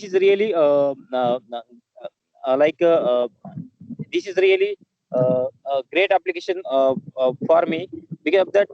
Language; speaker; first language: English; non-native, learner; Marathi